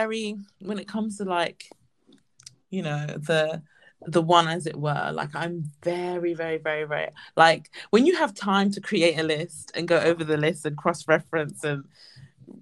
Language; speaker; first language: English; native; English